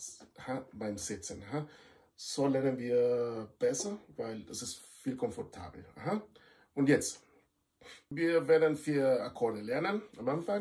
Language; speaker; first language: German; non-native, fluent; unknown